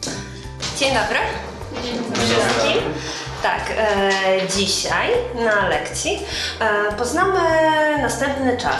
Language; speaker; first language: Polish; non-native, fluent; Ukrainian